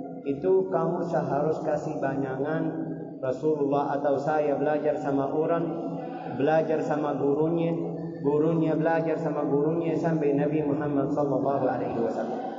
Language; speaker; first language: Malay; non-native, learner; Arabic